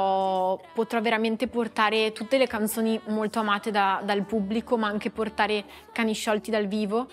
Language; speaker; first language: Italian; native; Italian